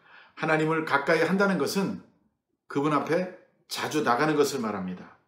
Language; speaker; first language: Korean; native; Korean